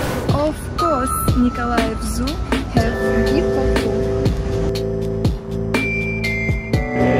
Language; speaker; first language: English; non-native, learner; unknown